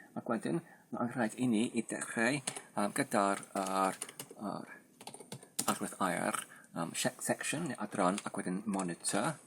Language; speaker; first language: Welsh; non-native, learner; Polish